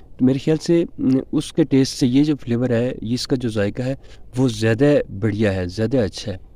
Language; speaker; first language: Urdu; non-native, local second language; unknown